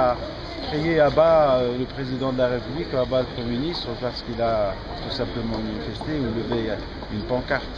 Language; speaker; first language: French; non-native, local second language; Arabic